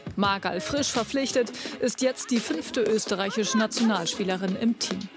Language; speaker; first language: German; native; German